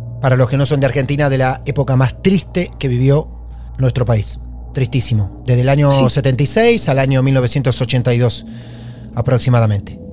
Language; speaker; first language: Spanish; native; Spanish